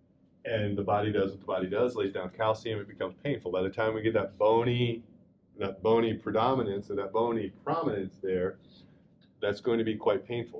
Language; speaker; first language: English; native; English